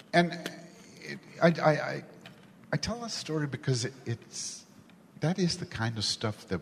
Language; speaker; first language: English; non-native, local second language; Gujarati